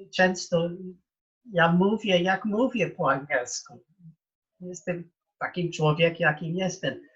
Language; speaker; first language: Polish; non-native, fluent; English